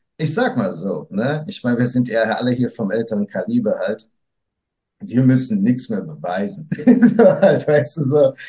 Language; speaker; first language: German; early bilingual, other home language; Portuguese